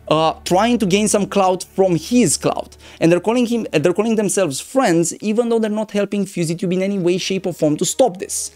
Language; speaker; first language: English; non-native, fluent; Romanian